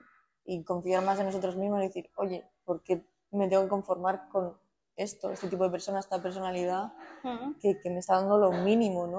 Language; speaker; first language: Spanish; native; Spanish